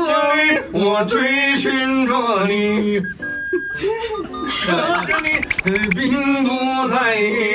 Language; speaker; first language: Chinese; native; Chinese